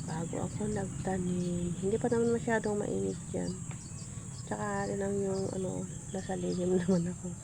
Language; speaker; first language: Filipino; non-native, local second language; Iloko